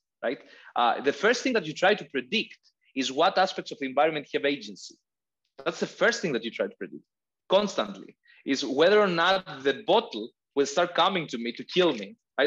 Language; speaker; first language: English; non-native, fluent; Greek